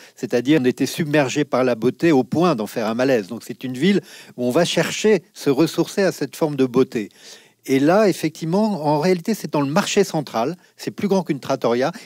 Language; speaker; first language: French; native; French